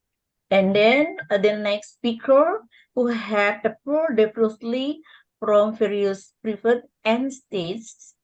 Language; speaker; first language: English; non-native, learner; Indonesian